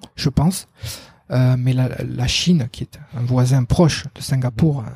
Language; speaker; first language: French; native; French